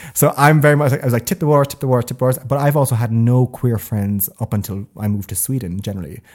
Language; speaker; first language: English; native; English